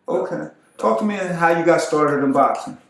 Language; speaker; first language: English; native; English